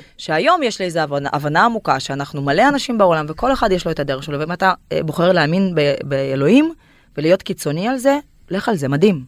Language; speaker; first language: Hebrew; non-native, fluent; Russian